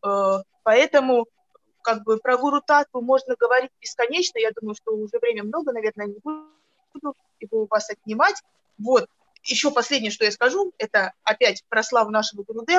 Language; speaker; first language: Russian; native; Russian